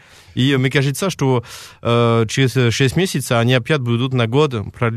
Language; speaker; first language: Russian; non-native, fluent; French